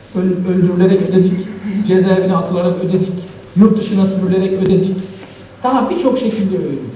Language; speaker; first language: Turkish; native; Turkish